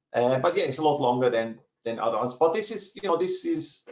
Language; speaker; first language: English; non-native, fluent; German